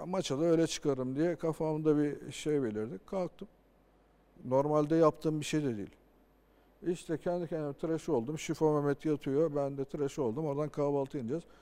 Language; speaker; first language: Turkish; native; Turkish